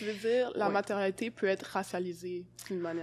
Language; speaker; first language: French; native; French